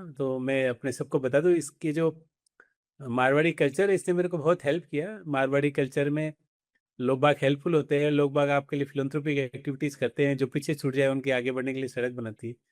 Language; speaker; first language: Hindi; native; Hindi